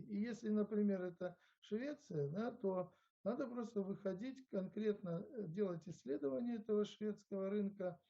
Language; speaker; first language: Russian; native; Russian